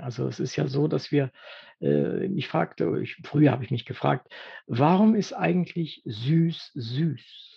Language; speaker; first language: German; native; German